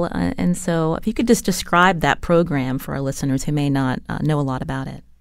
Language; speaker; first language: English; native; English